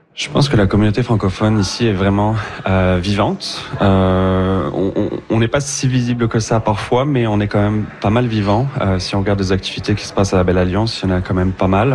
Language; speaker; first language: French; native; French